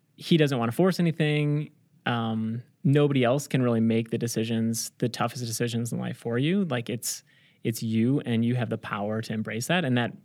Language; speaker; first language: English; early bilingual, other home language; Arabic